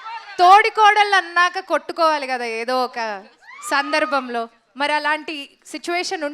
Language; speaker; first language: Telugu; native; Telugu